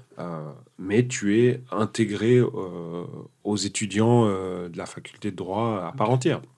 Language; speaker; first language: French; early bilingual, other home language; Portuguese